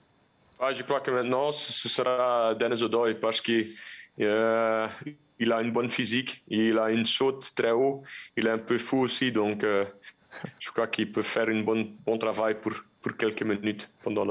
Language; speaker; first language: French; non-native, local second language; Dutch